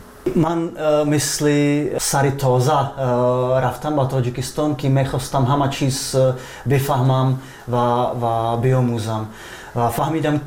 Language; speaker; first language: Tajik; non-native, fluent; Czech